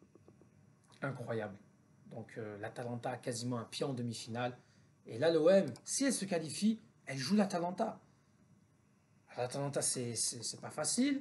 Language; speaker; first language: French; native; French